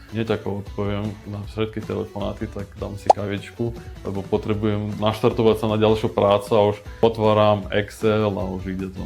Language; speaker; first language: Slovak; non-native, fluent; Ukrainian